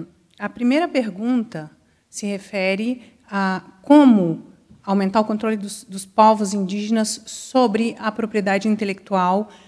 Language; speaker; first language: Portuguese; non-native, local second language; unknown